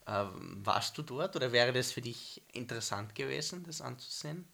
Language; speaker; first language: German; native; German